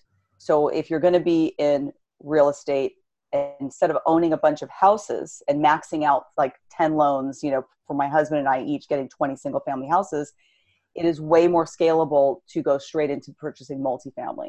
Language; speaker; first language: English; native; English